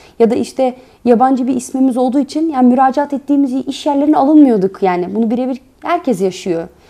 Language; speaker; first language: Turkish; early bilingual, heritage; Turkish